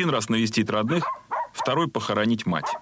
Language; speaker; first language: Russian; native; Russian